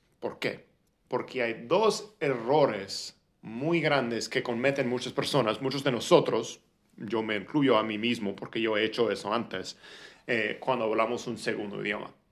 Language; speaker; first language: Spanish; non-native, fluent; English